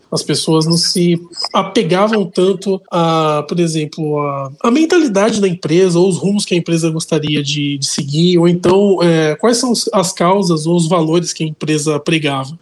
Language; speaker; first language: Portuguese; native; Portuguese